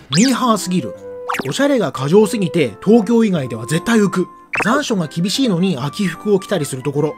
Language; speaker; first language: Japanese; native; Japanese